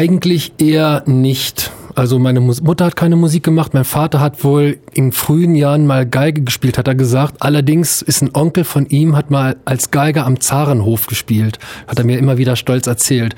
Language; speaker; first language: German; native; German